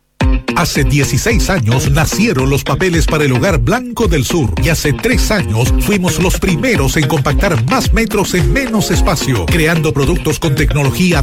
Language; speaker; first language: Spanish; native; Spanish